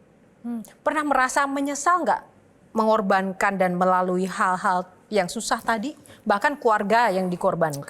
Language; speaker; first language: Indonesian; native; Indonesian